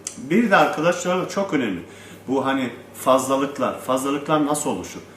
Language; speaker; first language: Turkish; early bilingual, heritage; Turkish